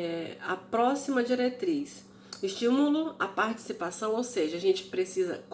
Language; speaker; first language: Portuguese; native; Portuguese